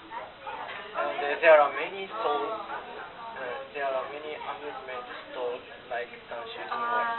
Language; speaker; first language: English; non-native, learner; Japanese